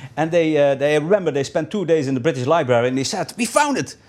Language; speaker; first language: English; non-native, fluent; Dutch